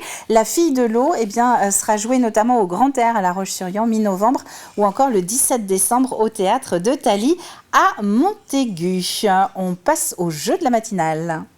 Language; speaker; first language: French; native; French